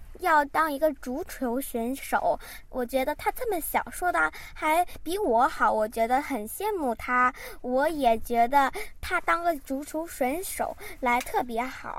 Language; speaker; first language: Chinese; early bilingual, heritage; Chinese